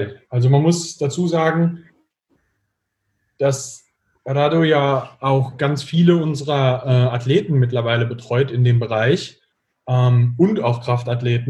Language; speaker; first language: German; native; German